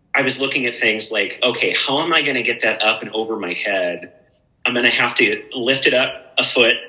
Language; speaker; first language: English; native; English